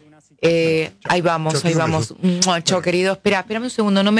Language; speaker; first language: Spanish; native; Spanish